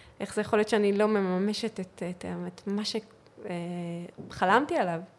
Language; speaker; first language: Hebrew; native; Hebrew